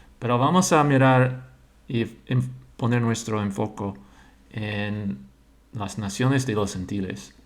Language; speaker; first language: Spanish; non-native, fluent; English